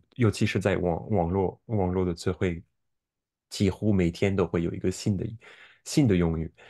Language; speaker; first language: Chinese; non-native, fluent; French